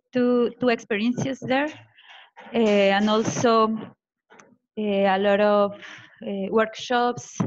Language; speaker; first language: English; non-native, fluent; Spanish